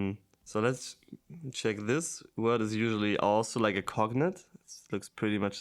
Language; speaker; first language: English; non-native, fluent; German